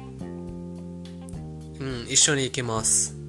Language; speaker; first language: Japanese; non-native, fluent; Persian